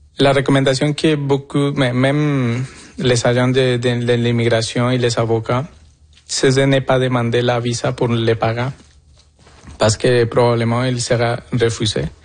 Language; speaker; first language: French; non-native, fluent; Spanish